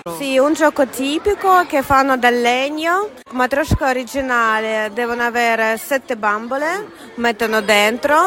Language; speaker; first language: Italian; non-native, learner; Russian